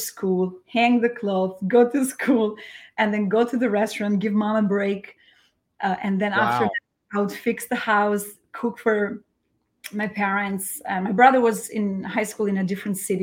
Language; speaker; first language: English; non-native, fluent; Albanian